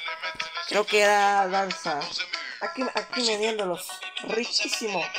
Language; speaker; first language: Spanish; native; Spanish